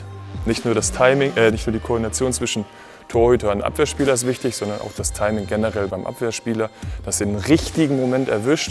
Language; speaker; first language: German; native; German